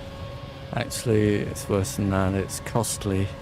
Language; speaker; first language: English; native; English